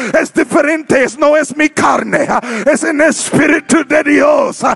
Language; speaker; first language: Spanish; non-native, learner; English